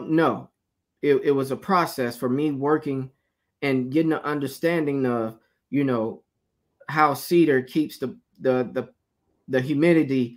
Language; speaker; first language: English; native; English